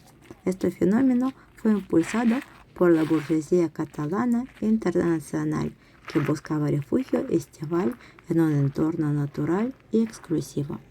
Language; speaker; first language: Spanish; non-native, fluent; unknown